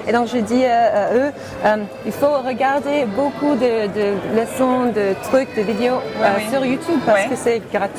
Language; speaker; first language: French; non-native, fluent; English